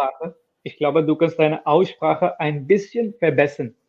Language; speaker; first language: German; non-native, fluent; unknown